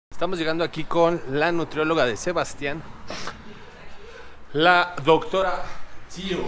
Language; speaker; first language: Spanish; native; Spanish